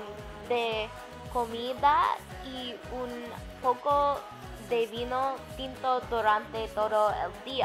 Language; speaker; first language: Spanish; non-native, learner; English